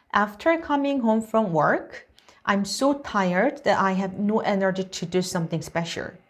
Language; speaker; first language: English; non-native, fluent; Korean